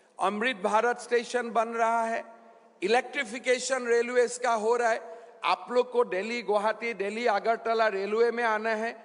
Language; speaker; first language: Hindi; non-native, local second language; Assamese